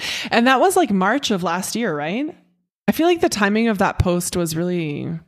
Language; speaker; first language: English; native; English